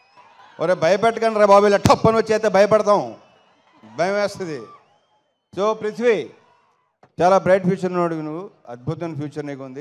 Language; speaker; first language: Telugu; native; Telugu